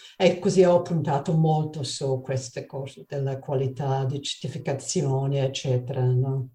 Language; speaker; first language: Italian; non-native, fluent; English